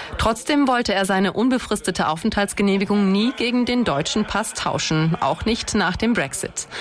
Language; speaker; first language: German; native; German